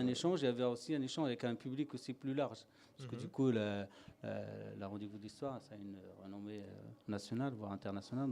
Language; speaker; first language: French; native; French